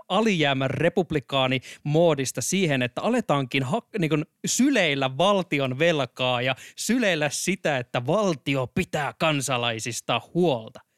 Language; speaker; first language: Finnish; native; Finnish